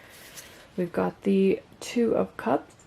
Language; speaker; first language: English; native; English